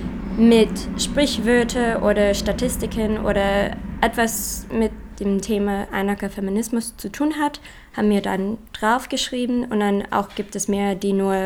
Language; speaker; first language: German; non-native, learner; English